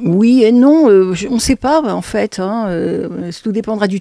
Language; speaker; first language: French; native; French